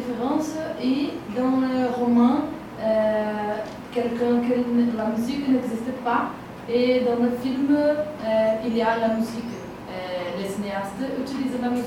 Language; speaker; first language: French; non-native, fluent; Portuguese